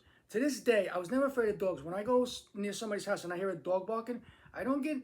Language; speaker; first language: English; native; English